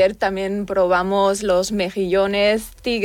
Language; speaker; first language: Spanish; non-native, fluent; German